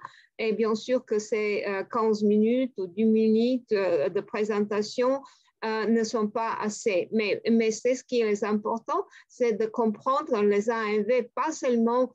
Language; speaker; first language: French; non-native, fluent; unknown